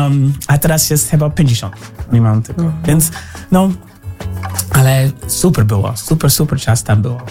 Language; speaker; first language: Polish; early bilingual, heritage; English